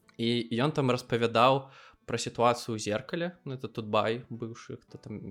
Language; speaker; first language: Belarusian; non-native, local second language; Russian